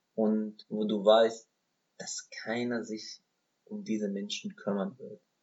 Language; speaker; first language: German; non-native, fluent; Arabic